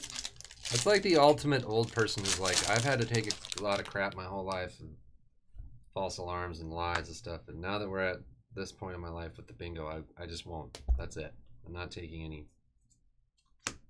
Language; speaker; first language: English; native; English